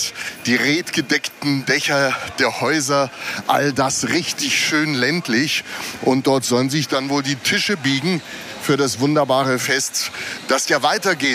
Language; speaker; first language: German; native; German